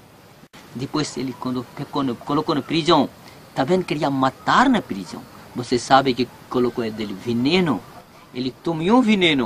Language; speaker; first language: Portuguese; non-native, learner; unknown